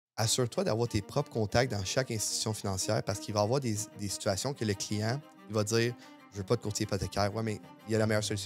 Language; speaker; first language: French; native; French